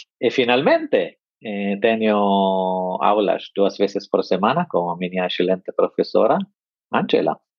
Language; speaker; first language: Portuguese; non-native, fluent; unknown